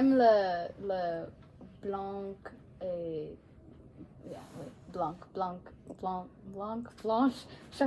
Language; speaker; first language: French; non-native, learner; English